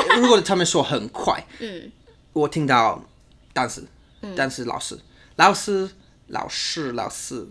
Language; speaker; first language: Chinese; non-native, learner; English